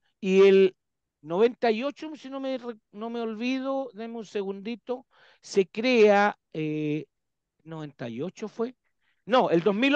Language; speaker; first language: Spanish; native; Spanish